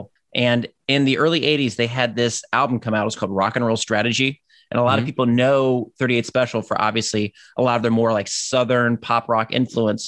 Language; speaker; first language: English; native; English